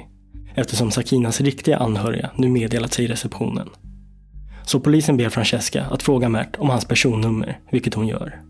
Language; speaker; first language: Swedish; native; Swedish